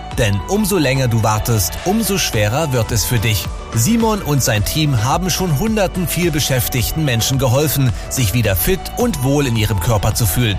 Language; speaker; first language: German; native; German